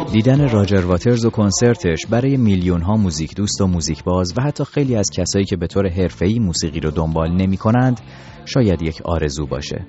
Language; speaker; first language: Persian; native; Persian